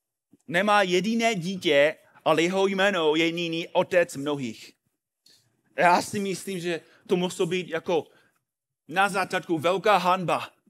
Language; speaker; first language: Czech; non-native, fluent; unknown